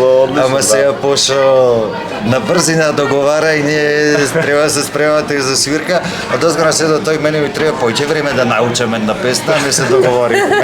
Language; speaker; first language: Macedonian; native; Macedonian